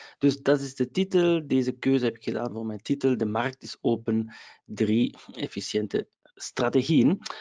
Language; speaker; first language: Dutch; non-native, local second language; German